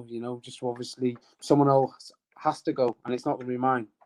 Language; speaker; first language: English; native; English